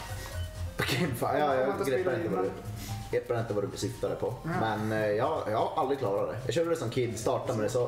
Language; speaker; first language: Swedish; native; Swedish